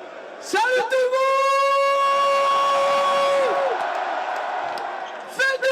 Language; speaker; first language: French; non-native, learner; Arabic